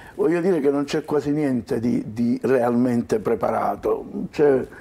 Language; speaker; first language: Italian; native; Italian